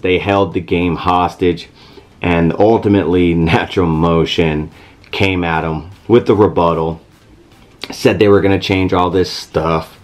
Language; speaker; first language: English; native; English